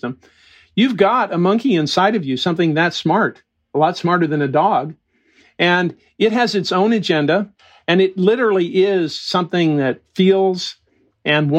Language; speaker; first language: English; native; English